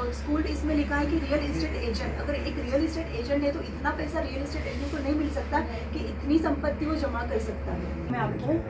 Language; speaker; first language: Hindi; non-native, local second language; Marathi